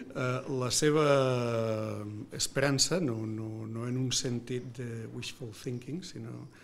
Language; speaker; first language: Catalan; native; Catalan